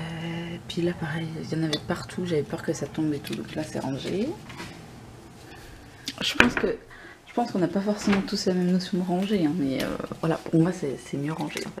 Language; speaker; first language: French; native; French